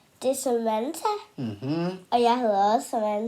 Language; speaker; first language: Danish; early bilingual, other home language; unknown